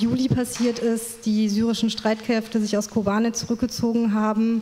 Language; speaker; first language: German; native; German